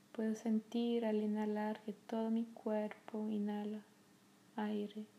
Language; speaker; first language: Spanish; non-native, fluent; French